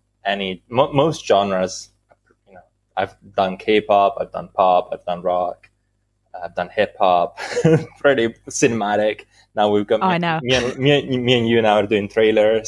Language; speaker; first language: English; non-native, fluent; Italian